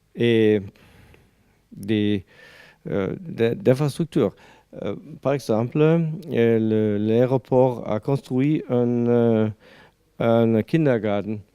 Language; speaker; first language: French; non-native, learner; German